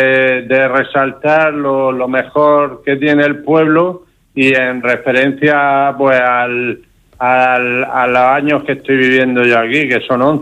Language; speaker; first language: Spanish; native; Spanish